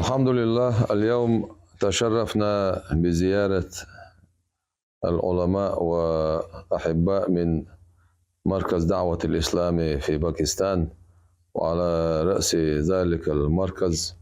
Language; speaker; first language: Arabic; non-native, fluent; Chechen